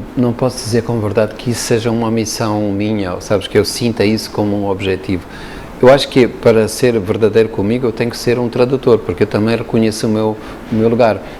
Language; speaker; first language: Portuguese; native; Portuguese